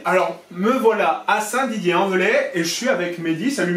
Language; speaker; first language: French; native; French